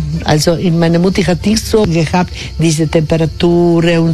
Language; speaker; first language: German; non-native, learner; Croatian